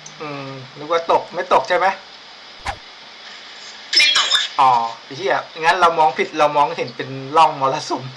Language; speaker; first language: Thai; native; Thai